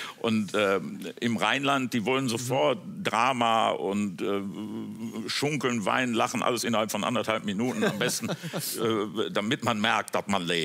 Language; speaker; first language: German; native; German